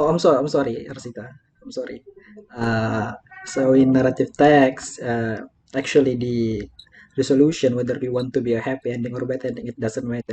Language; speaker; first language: English; non-native, fluent; Indonesian